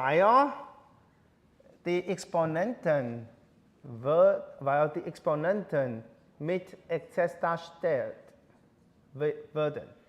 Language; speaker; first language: German; non-native, learner; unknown